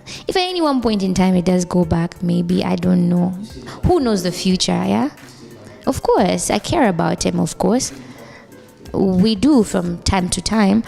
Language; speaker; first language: English; non-native, local second language; Swahili